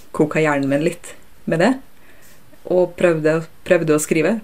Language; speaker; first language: Norwegian; early bilingual, other home language; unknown